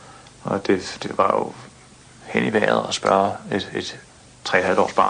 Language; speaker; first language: Danish; native; Danish